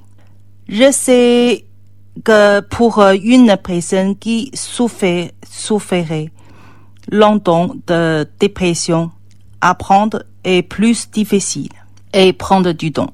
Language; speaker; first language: French; non-native, learner; Chinese